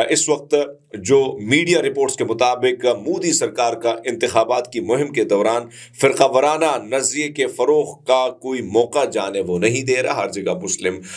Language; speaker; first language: Urdu; non-native, local second language; Punjabi